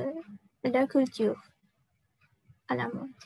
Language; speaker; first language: French; non-native, learner; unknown